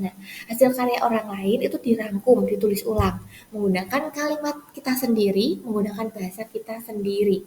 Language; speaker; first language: Indonesian; native; Indonesian